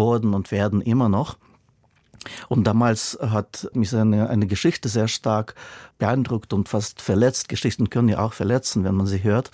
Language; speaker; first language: German; non-native, fluent; Russian